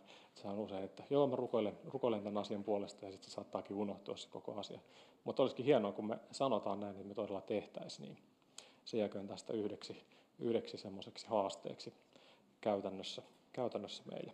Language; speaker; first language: Finnish; native; Finnish